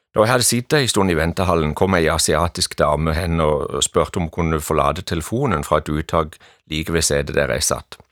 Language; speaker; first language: Norwegian; native; Norwegian